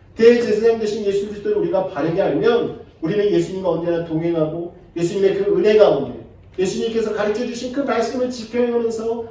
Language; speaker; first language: Korean; native; Korean